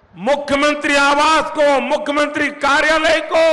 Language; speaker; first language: Hindi; non-native, local second language; Gujarati